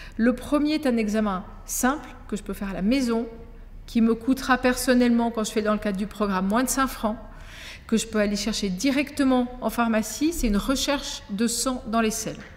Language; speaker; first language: French; native; French